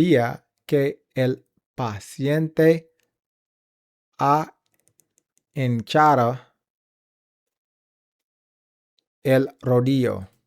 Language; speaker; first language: Spanish; non-native, learner; English